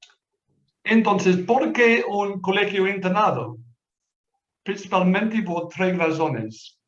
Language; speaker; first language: Spanish; non-native, fluent; English